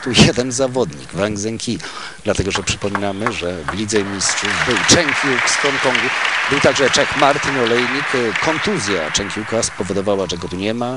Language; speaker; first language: Polish; native; Polish